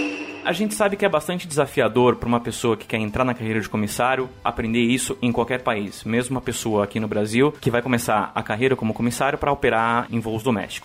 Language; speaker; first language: Portuguese; native; Portuguese